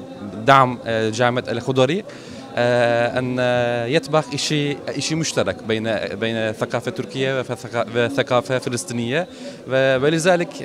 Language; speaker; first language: Arabic; non-native, fluent; Turkish